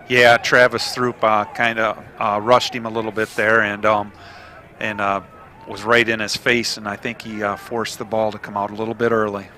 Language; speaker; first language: English; native; English